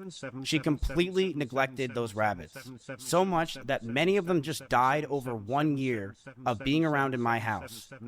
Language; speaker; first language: English; native; English